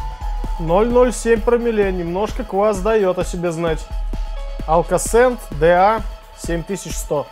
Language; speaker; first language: Russian; native; Russian